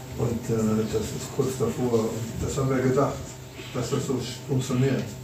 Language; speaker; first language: German; native; German